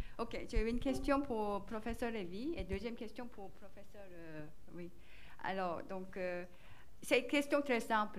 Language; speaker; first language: French; non-native, learner; Korean